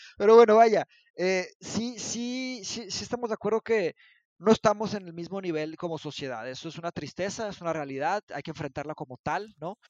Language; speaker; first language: Spanish; early bilingual, other home language; Portuguese